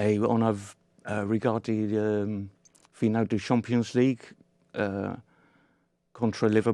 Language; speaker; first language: French; non-native, fluent; English